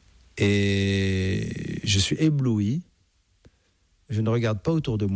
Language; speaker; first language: French; native; French